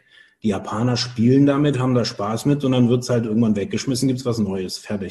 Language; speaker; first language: German; native; German